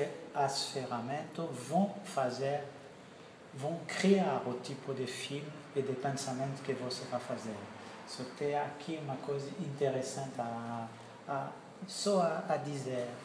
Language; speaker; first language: Portuguese; non-native, fluent; French